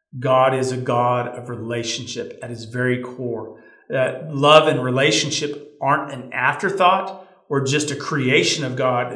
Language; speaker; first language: English; native; English